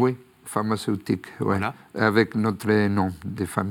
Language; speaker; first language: French; non-native, fluent; Spanish